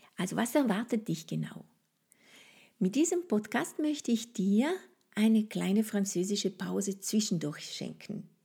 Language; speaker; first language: German; non-native, fluent; French